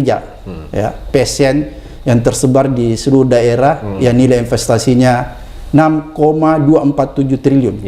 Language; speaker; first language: Indonesian; native; Indonesian